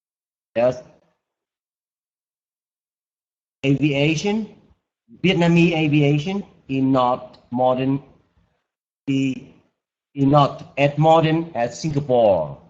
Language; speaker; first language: English; non-native, learner; Vietnamese